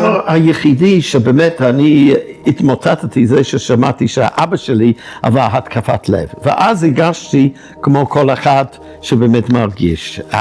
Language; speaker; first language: Hebrew; non-native, fluent; English